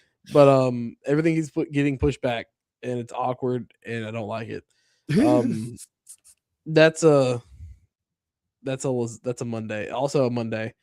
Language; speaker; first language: English; native; English